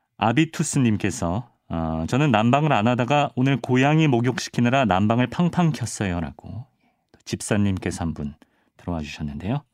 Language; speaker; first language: Korean; native; Korean